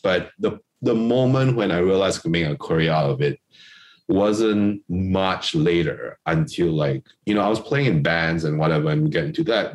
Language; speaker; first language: English; non-native, local second language; Chinese